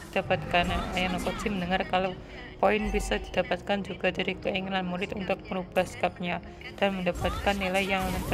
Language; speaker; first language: Indonesian; native; Indonesian